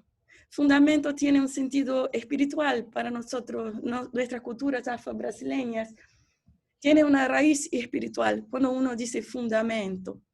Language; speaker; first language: Spanish; non-native, fluent; Portuguese